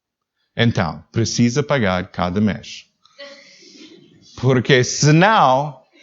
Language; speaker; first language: Portuguese; non-native, learner; English